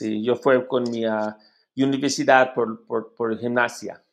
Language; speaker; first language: Spanish; non-native, learner; English